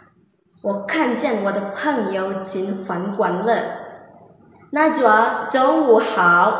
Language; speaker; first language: Chinese; non-native, learner; Malay